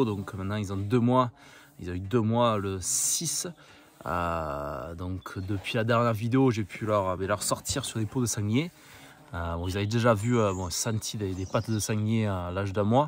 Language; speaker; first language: French; native; French